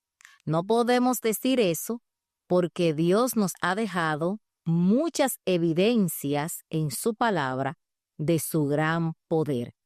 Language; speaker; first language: Spanish; native; Spanish